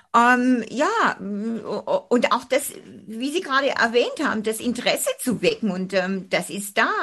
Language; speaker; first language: German; native; German